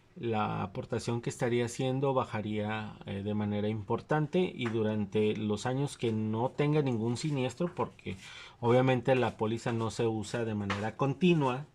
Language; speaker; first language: Spanish; native; Spanish